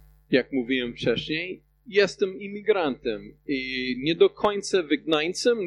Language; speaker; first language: Polish; non-native, fluent; English